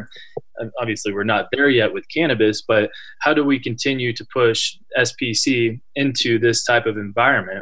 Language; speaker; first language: English; native; English